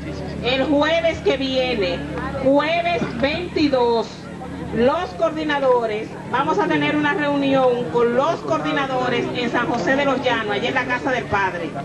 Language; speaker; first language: Spanish; native; Spanish